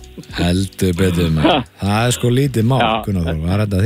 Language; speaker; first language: Icelandic; native; Icelandic